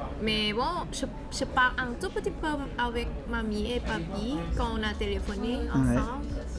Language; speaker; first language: French; non-native, learner; Thai